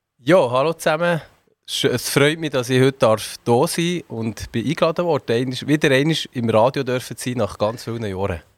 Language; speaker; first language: German; native; German